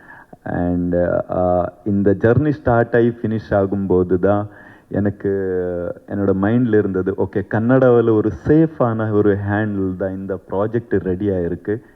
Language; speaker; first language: Tamil; non-native, learner; Kannada